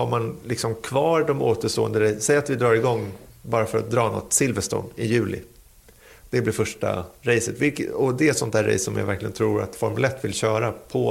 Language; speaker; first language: Swedish; native; Swedish